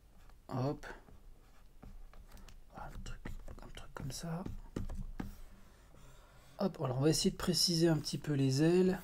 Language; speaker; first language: French; native; French